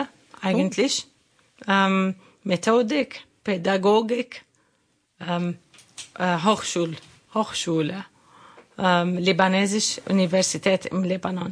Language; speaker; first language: German; non-native, learner; Arabic